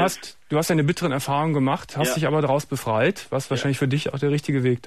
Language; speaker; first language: German; native; German